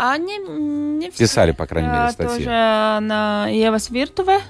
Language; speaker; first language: Russian; non-native, local second language; Latvian